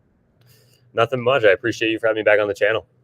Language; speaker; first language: English; native; English